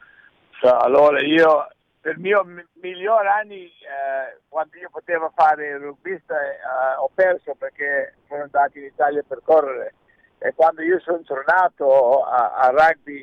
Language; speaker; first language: Italian; early bilingual, heritage; English